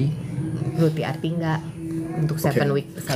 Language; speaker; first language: Indonesian; native; Indonesian